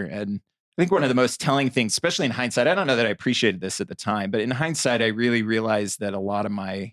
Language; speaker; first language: English; native; English